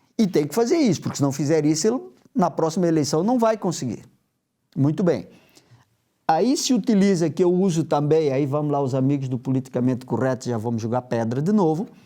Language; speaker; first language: Portuguese; native; Portuguese